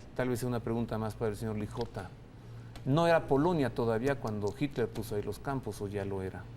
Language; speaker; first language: Spanish; native; Spanish